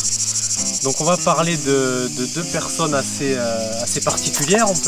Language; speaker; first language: French; native; French